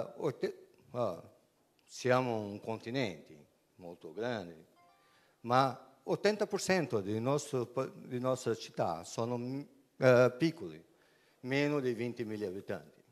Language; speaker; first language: Italian; non-native, learner; Portuguese